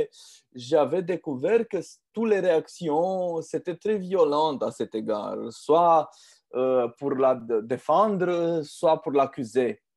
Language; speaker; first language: French; non-native, fluent; Romanian